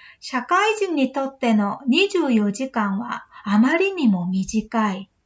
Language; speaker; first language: Japanese; non-native, fluent; Korean